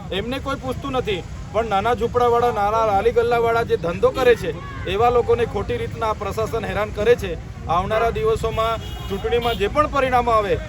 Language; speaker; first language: Gujarati; non-native, local second language; Vasavi